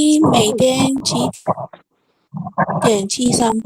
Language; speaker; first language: Chinese; non-native, learner; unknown